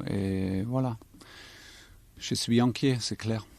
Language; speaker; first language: French; non-native, fluent; German